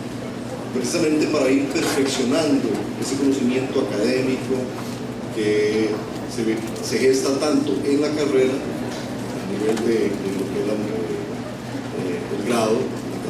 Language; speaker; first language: Spanish; native; Spanish